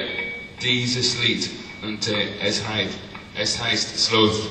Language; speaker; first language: German; non-native, learner; English